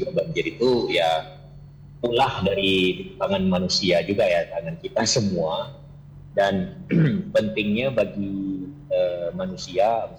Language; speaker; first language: Indonesian; non-native, local second language; Achinese